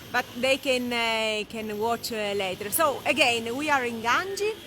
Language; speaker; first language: English; non-native, fluent; Italian